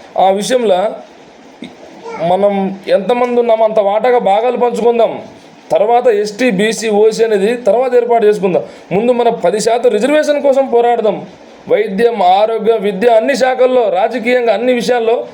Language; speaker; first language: Telugu; non-native, local second language; Lambadi